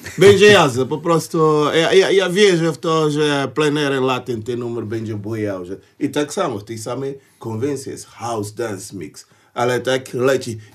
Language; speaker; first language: Polish; non-native, fluent; Portuguese